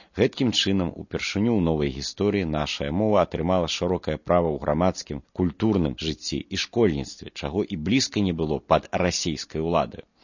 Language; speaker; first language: Belarusian; non-native, local second language; Russian